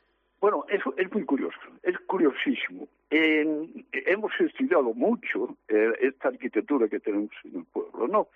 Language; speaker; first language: Spanish; native; Spanish